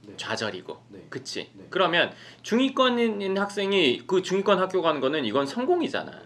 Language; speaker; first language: Korean; native; Korean